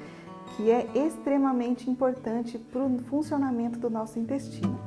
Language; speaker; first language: Portuguese; native; Portuguese